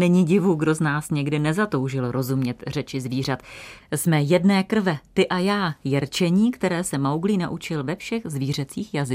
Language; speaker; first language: Czech; native; Czech